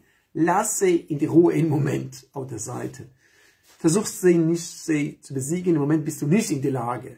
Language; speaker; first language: German; non-native, fluent; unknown